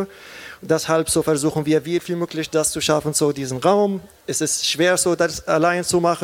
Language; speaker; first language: German; non-native, learner; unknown